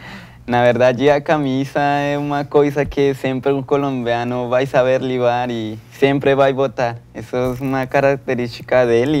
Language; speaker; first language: Portuguese; non-native, learner; Spanish